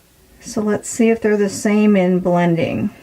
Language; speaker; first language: English; native; English